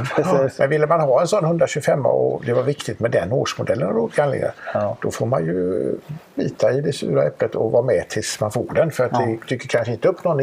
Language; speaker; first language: Swedish; native; Swedish